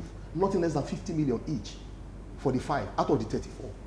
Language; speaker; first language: English; non-native, local second language; Yoruba